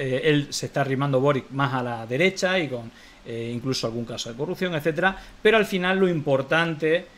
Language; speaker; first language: Spanish; native; Spanish